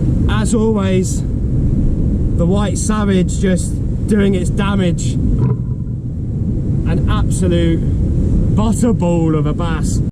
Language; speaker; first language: English; native; English